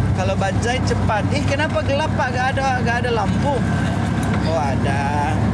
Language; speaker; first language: Indonesian; non-native, learner; Cebuano